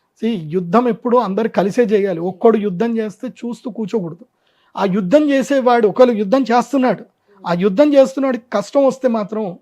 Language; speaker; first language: Telugu; non-native, local second language; Marwari